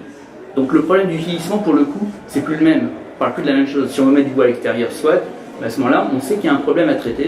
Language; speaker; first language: French; native; French